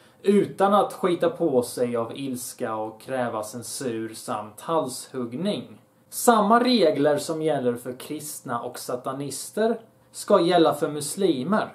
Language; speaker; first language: Swedish; early bilingual, other home language; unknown